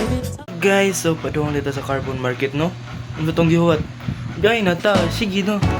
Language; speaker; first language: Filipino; non-native, local second language; Cebuano